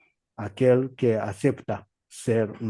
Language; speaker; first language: Spanish; non-native, learner; Igbo